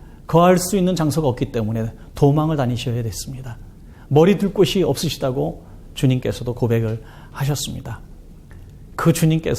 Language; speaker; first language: Korean; native; Korean